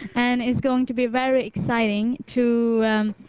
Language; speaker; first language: English; non-native, fluent; Swedish